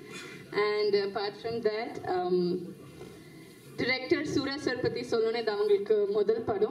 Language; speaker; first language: Tamil; non-native, fluent; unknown